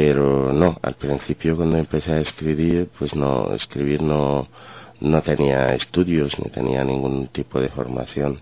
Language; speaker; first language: Spanish; non-native, fluent; Arabic